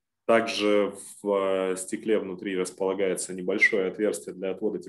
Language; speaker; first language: Russian; native; Russian